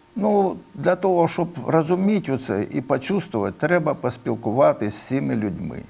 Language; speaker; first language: Ukrainian; non-native, local second language; Russian